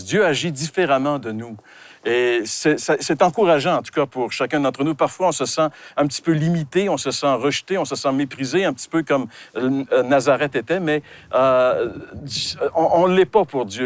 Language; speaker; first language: French; native; French